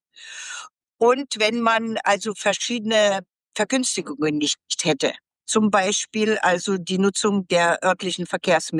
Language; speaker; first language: German; native; German